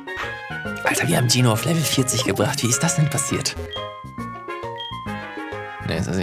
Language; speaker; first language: German; native; German